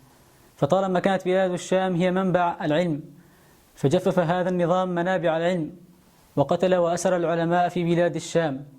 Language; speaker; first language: Arabic; native; Arabic